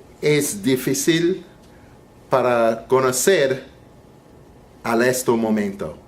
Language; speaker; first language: Spanish; non-native, learner; English